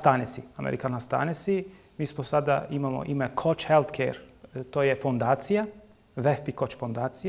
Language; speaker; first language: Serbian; non-native, local second language; Turkish